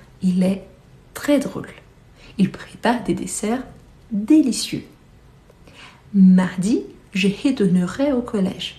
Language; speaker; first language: French; non-native, fluent; Portuguese